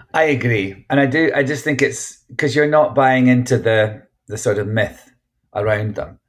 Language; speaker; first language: English; native; English